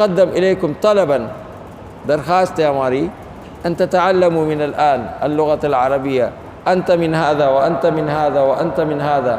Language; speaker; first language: Arabic; non-native, fluent; Urdu